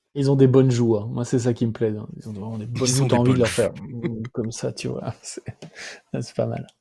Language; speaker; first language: French; native; French